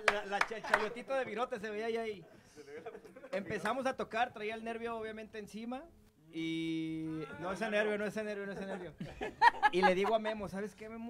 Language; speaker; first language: Spanish; native; Spanish